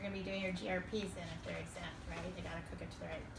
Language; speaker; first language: English; native; English